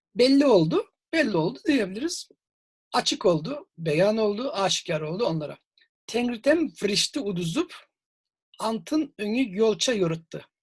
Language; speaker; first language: Turkish; native; Turkish